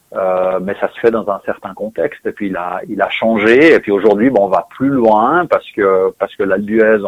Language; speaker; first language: French; native; French